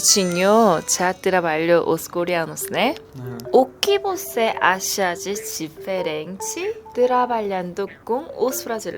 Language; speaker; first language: Portuguese; non-native, learner; Korean